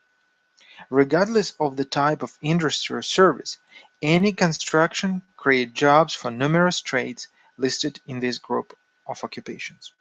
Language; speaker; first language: English; non-native, fluent; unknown